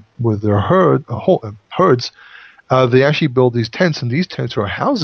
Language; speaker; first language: English; non-native, fluent; Hebrew